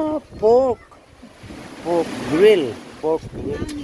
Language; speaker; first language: English; non-native, local second language; Filipino